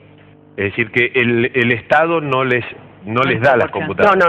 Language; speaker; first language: Spanish; native; Spanish